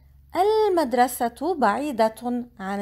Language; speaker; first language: Arabic; non-native, fluent; English